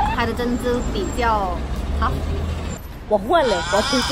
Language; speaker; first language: Chinese; non-native, learner; Thai